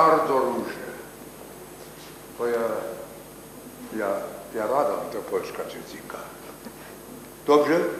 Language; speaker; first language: Polish; non-native, learner; German